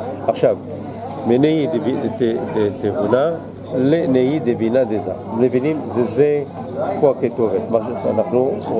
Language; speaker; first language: Hebrew; non-native, fluent; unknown